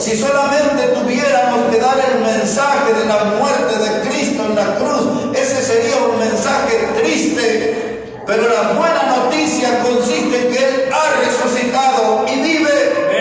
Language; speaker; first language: Spanish; native; Spanish